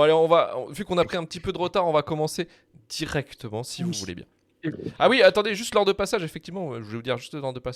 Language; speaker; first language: French; native; French